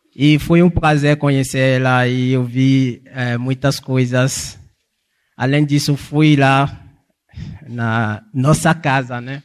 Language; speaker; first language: Portuguese; non-native, fluent; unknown